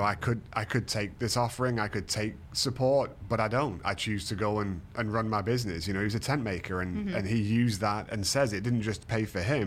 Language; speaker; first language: English; native; English